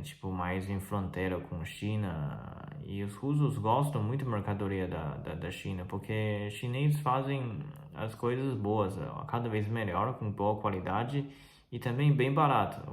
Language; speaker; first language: Portuguese; non-native, fluent; Chinese